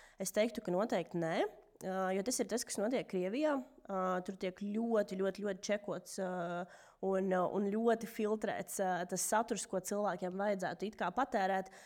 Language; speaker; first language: Latvian; non-native, local second language; Russian